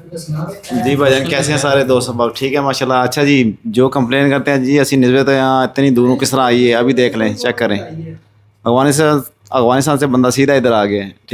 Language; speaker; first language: Hindi; non-native, local second language; Punjabi